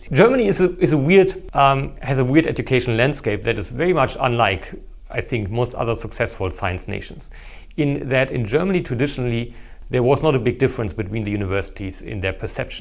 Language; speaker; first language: English; non-native, fluent; German